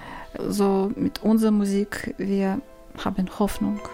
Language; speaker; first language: German; non-native, learner; Ukrainian